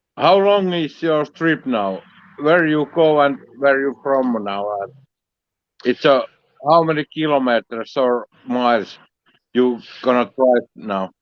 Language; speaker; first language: English; non-native, learner; Finnish